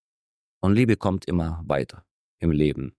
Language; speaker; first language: German; non-native, fluent; Arabic